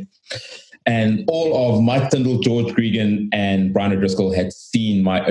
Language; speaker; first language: English; native; English